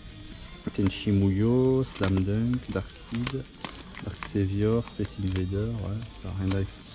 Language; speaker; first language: French; native; French